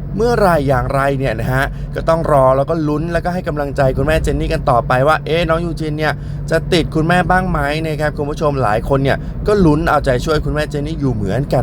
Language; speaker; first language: Thai; native; Thai